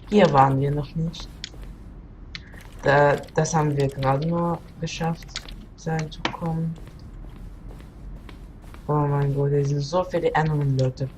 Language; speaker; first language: German; non-native, local second language; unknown